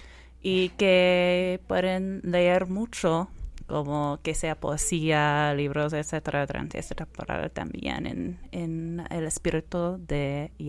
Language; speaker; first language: Spanish; non-native, fluent; English